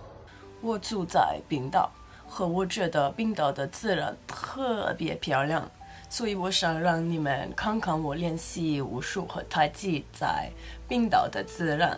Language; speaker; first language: Chinese; non-native, learner; Icelandic